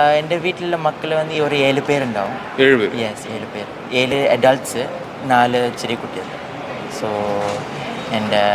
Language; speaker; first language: Malayalam; early bilingual, heritage; Malayalam